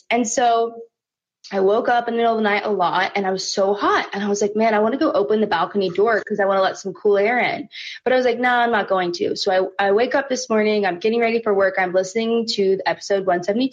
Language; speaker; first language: English; native; English